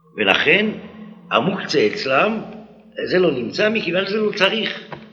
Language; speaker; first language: Hebrew; non-native, fluent; French